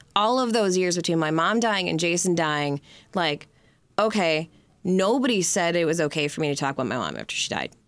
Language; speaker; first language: English; native; English